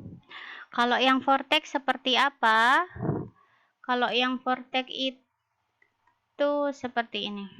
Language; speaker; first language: Indonesian; native; Indonesian